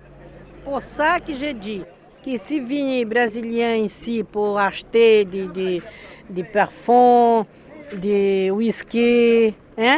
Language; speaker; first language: French; non-native, learner; Portuguese